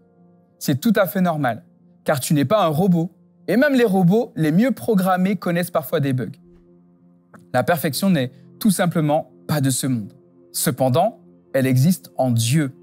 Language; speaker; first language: French; native; French